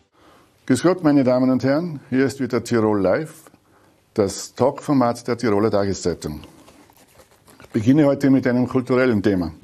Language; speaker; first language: German; native; German